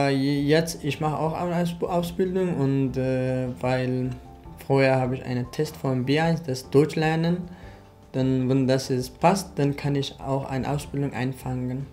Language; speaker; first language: German; non-native, learner; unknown